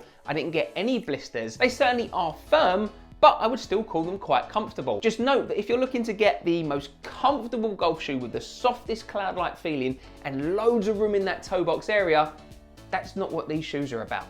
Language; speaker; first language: English; native; English